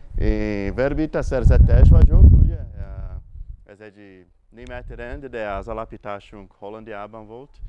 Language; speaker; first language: Hungarian; non-native, fluent; Portuguese